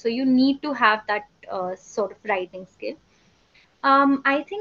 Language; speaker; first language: English; non-native, local second language; Hindi